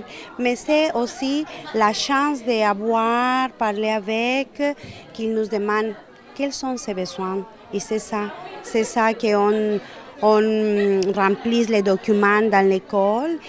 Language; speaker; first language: French; non-native, learner; Spanish